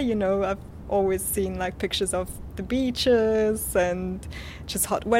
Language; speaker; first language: English; non-native, fluent; Swiss German